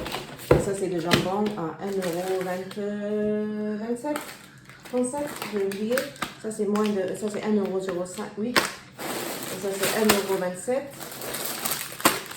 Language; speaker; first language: French; non-native, learner; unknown